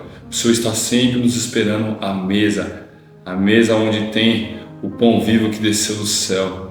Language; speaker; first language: Portuguese; native; Portuguese